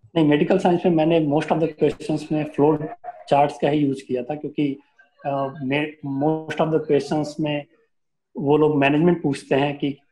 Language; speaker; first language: Hindi; native; Hindi